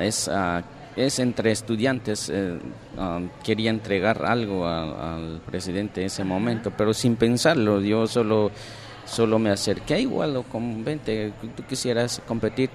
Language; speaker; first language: Spanish; non-native, local second language; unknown